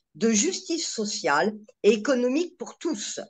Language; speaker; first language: French; native; French